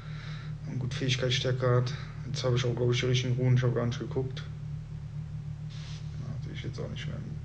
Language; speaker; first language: German; native; German